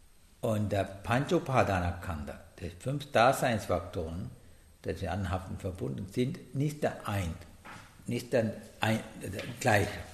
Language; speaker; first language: German; non-native, learner; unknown